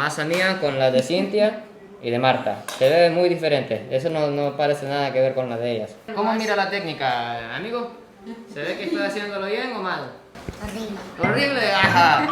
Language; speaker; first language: Spanish; non-native, fluent; Japanese